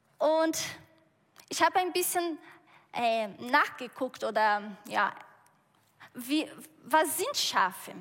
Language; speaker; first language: German; non-native, fluent; Portuguese